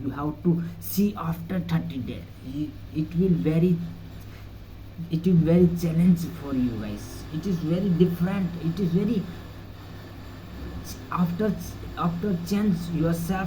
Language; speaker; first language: English; non-native, learner; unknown